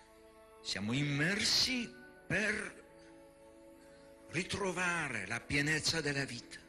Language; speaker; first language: Italian; non-native, fluent; Polish